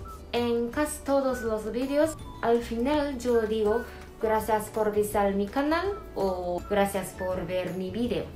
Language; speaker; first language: Spanish; non-native, fluent; Japanese